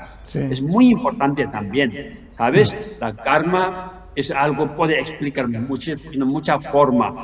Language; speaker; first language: Spanish; non-native, learner; Tibetan